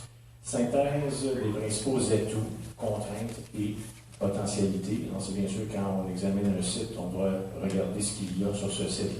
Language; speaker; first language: French; native; French